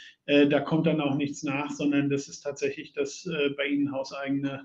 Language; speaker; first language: German; native; German